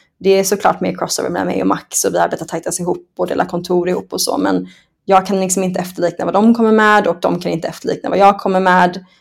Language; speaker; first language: Swedish; early bilingual, other home language; Persian